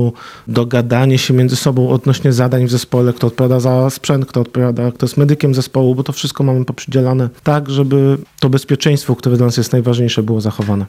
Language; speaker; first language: Polish; native; Polish